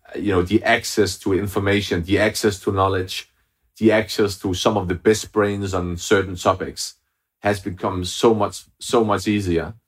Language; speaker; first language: English; non-native, fluent; Danish